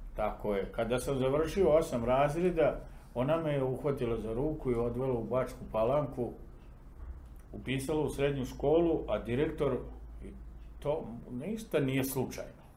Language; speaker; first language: Serbian; non-native, local second language; Romany